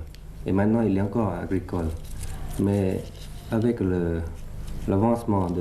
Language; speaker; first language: French; early bilingual, other home language; Thai